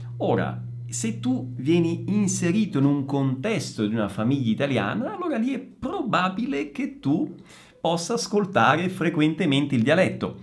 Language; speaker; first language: Italian; native; Italian